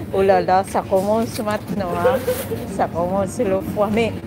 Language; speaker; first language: French; non-native, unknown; Filipino